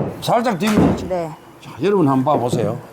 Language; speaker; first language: Korean; native; Korean